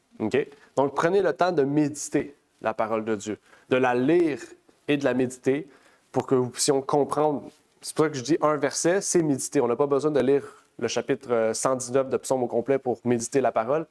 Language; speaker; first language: French; native; French